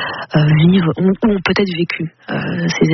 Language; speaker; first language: French; native; French